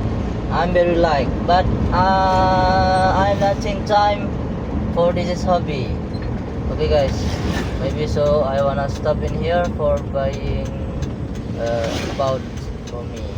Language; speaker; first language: English; non-native, learner; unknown